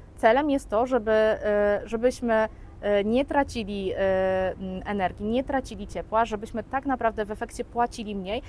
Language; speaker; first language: Polish; native; Polish